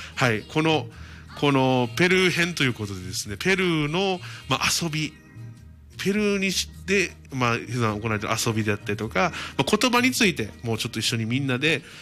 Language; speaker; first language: Japanese; native; Japanese